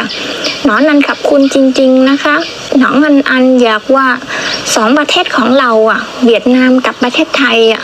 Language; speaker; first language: Thai; non-native, learner; Vietnamese